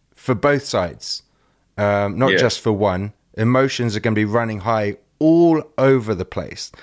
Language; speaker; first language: English; native; English